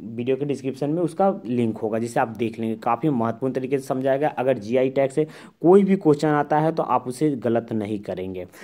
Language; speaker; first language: Hindi; native; Hindi